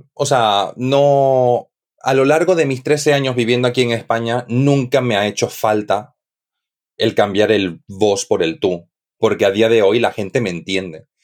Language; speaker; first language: Spanish; native; Spanish